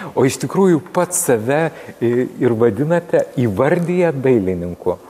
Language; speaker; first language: Lithuanian; native; Lithuanian